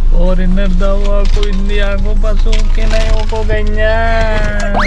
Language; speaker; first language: Filipino; non-native, learner; Hindi